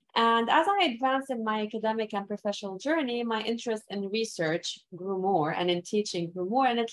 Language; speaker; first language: English; non-native, fluent; Arabic